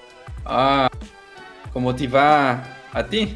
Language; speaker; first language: Spanish; native; Spanish